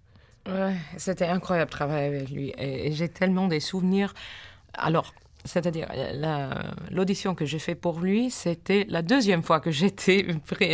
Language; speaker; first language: French; non-native, fluent; English